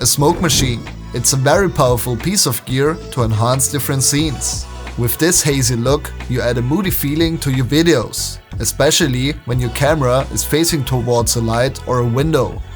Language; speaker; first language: English; non-native, fluent; German